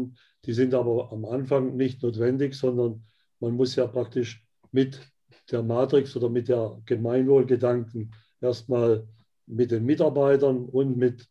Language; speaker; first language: German; native; German